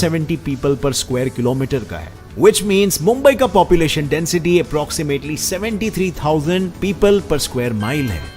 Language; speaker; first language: Hindi; native; Hindi